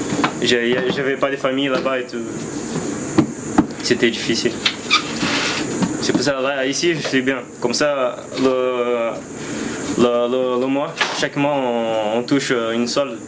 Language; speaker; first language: French; non-native, fluent; Portuguese